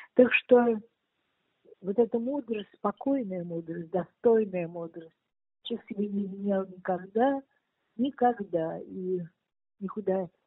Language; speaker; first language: Russian; native; Russian